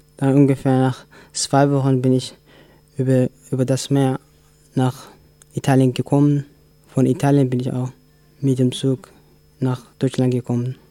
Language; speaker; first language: German; non-native, learner; Tigrinya